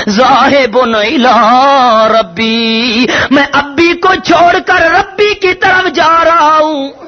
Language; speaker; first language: Urdu; non-native, local second language; Punjabi